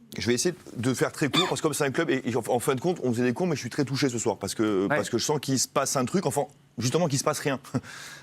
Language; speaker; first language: French; native; French